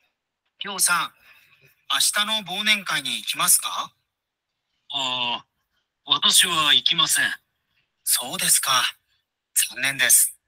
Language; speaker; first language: Japanese; non-native, learner; Bangla